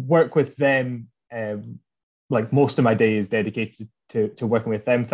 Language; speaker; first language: English; native; English